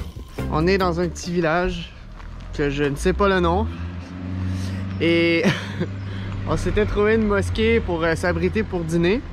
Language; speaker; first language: French; native; French